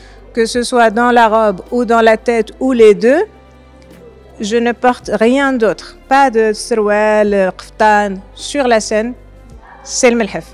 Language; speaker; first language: French; non-native, local second language; Arabic